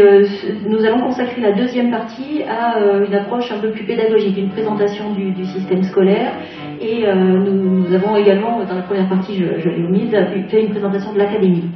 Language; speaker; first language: French; native; French